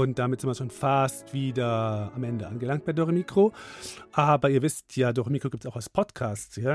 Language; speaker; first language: German; native; German